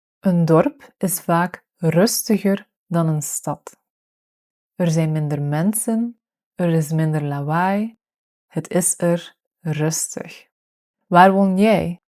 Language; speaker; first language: Dutch; native; Dutch